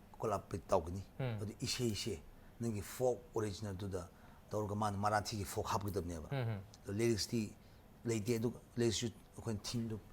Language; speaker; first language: Manipuri; non-native, local second language; Tangkhul Naga (India)